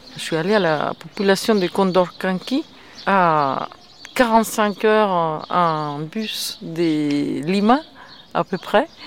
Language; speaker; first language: French; non-native, fluent; Spanish